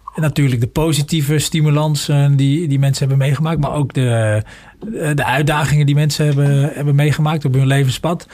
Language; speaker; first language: Dutch; native; Dutch